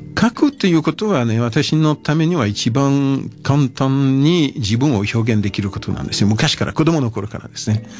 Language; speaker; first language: Japanese; non-native, fluent; French